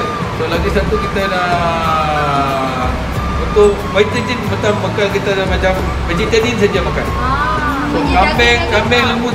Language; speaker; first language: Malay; non-native, local second language; Tamil